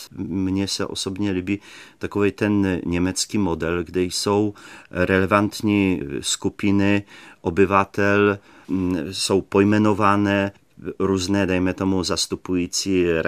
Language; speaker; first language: Czech; native; Czech